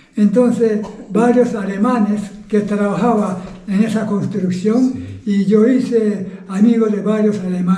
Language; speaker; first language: Spanish; non-native, fluent; Japanese